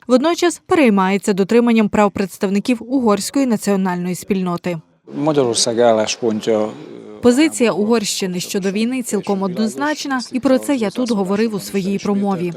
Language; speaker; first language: Ukrainian; native; Ukrainian